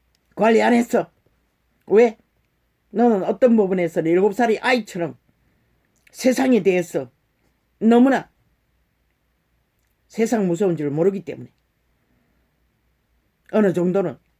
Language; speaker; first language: Korean; native; Korean